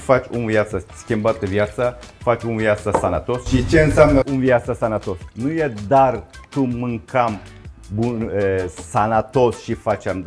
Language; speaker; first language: Romanian; non-native, learner; Turkish